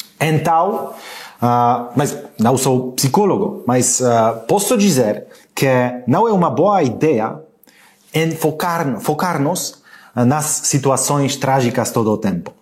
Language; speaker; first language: Portuguese; non-native, learner; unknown